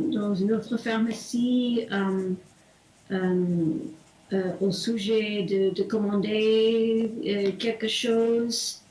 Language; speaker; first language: French; non-native, learner; English